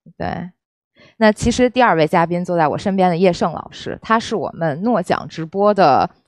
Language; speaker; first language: Chinese; native; Chinese